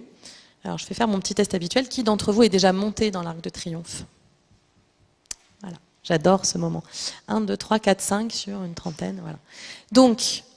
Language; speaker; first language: French; native; French